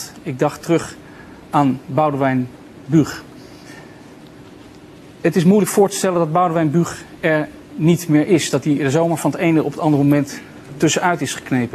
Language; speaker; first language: Dutch; native; Dutch